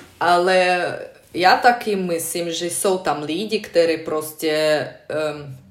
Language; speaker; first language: Czech; non-native, fluent; Russian